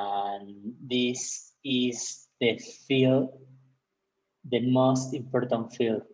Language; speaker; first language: English; non-native, learner; Spanish